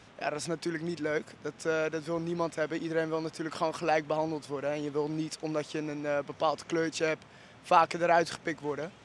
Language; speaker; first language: Dutch; early bilingual, other home language; Arabic